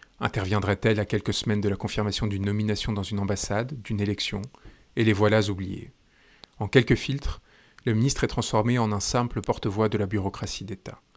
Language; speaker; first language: French; native; French